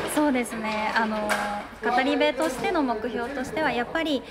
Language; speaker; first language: Japanese; native; Japanese